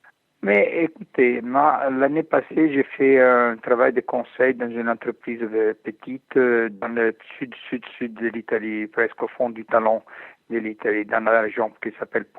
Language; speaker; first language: French; non-native, fluent; Italian